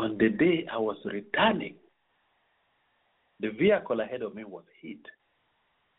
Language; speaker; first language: English; non-native, local second language; Acoli